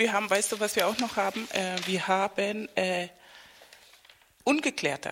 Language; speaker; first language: German; non-native, fluent; Spanish